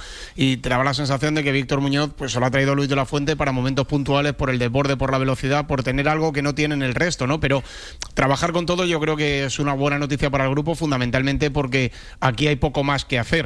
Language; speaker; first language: Spanish; native; Spanish